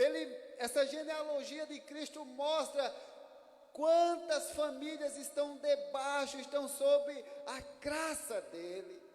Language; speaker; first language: Portuguese; native; Portuguese